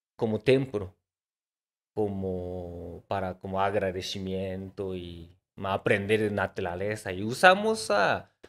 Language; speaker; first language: Spanish; non-native, fluent; Japanese